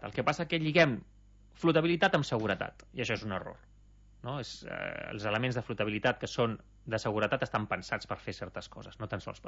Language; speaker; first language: Catalan; native; Catalan